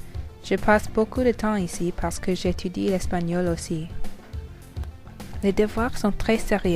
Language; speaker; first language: French; non-native, learner; English